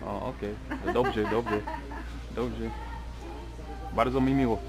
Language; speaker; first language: Polish; non-native, learner; English